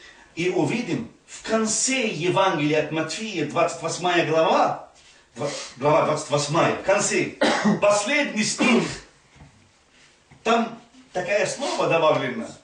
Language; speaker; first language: Russian; non-native, fluent; Arabic